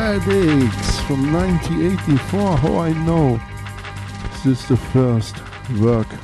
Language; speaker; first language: English; non-native, fluent; German